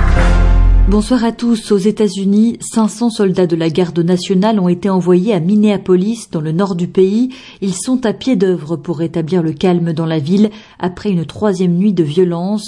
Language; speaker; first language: French; native; French